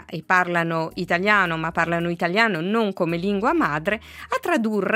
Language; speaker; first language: Italian; native; Italian